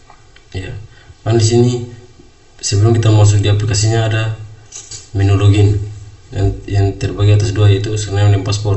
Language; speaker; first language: Indonesian; native; Indonesian